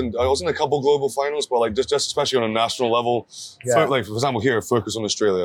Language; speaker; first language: English; native; English